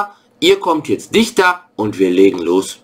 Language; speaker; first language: German; native; German